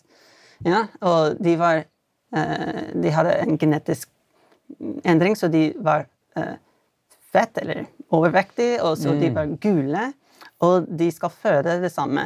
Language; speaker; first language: Swedish; non-native, fluent; English